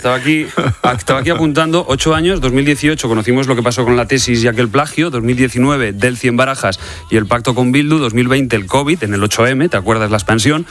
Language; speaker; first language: Spanish; native; Spanish